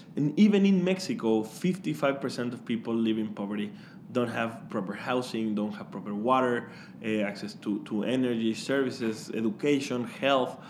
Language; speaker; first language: English; non-native, fluent; Spanish